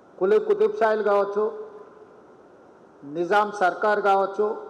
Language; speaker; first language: Telugu; native; Telugu